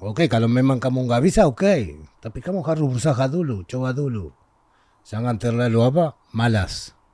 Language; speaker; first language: Indonesian; non-native, learner; Spanish